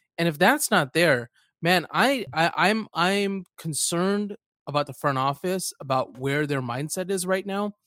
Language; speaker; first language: English; early bilingual, other home language; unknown